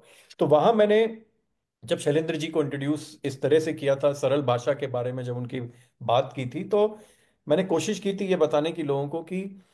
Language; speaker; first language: Hindi; native; Hindi